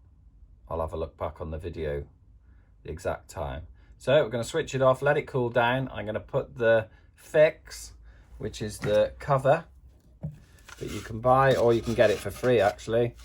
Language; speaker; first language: English; native; English